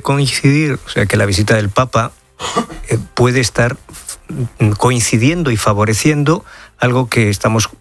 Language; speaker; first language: Spanish; native; Spanish